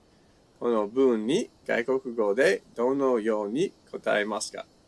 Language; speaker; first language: Japanese; non-native, fluent; English